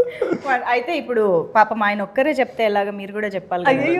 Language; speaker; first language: Telugu; native; Telugu